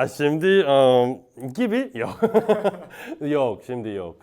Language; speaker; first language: Turkish; non-native, learner; Korean